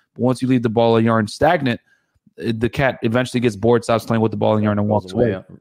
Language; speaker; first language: English; native; English